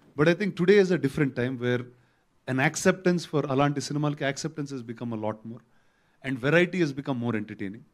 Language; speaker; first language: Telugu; native; Telugu